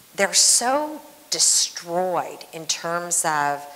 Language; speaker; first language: English; native; English